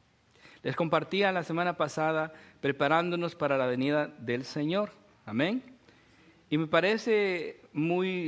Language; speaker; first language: Spanish; native; Spanish